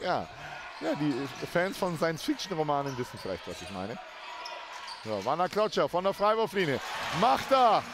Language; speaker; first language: German; native; German